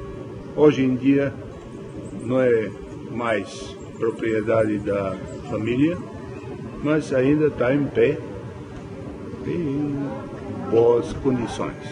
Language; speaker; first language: Portuguese; non-native, fluent; Bulgarian